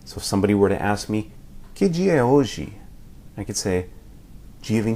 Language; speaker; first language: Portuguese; non-native, fluent; English